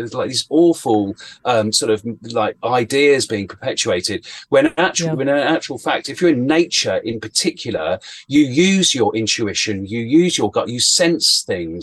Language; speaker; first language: English; native; English